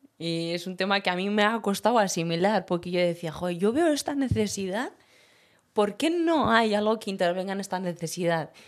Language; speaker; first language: Spanish; early bilingual, other home language; Berber languages